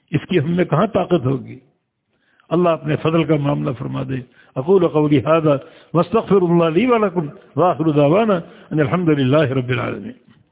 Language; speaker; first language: Urdu; native; Urdu